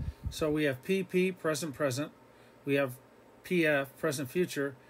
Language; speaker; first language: English; native; English